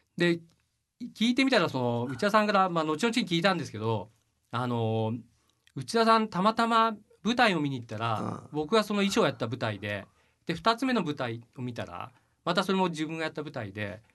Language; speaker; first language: Japanese; native; Japanese